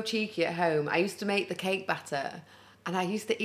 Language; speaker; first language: English; native; English